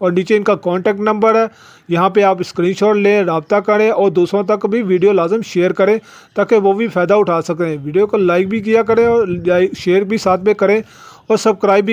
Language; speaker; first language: Hindi; non-native, local second language; Punjabi